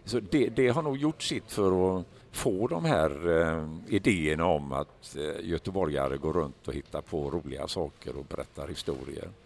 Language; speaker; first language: Swedish; native; Swedish